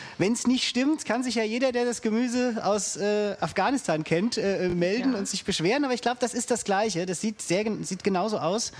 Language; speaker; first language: German; native; German